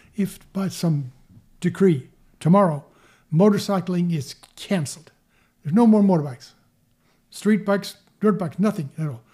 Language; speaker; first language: English; non-native, fluent; Swedish